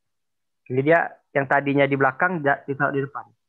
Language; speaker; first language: Indonesian; native; Indonesian